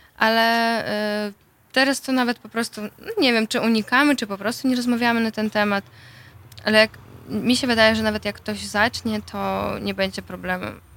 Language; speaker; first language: Polish; non-native, fluent; Russian